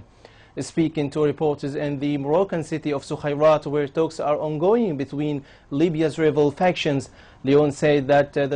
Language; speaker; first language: English; non-native, local second language; Arabic